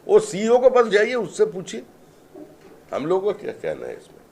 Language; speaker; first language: Hindi; non-native, local second language; Bangla